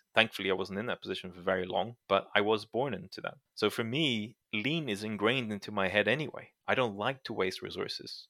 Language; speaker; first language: English; non-native, fluent; Portuguese